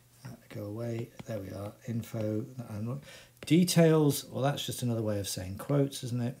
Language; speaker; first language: English; native; English